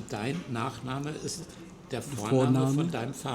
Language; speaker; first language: German; native; German